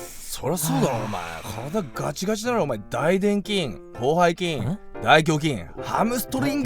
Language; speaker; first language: Japanese; native; Japanese